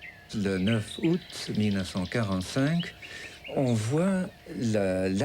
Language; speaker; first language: French; non-native, fluent; English